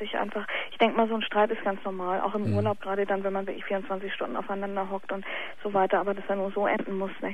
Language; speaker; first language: German; native; German